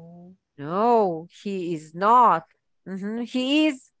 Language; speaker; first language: English; non-native, fluent; Ukrainian